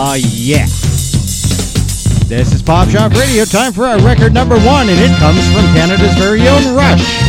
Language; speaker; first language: English; native; English